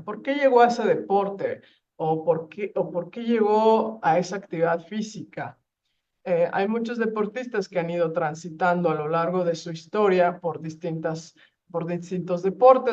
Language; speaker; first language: Spanish; native; Spanish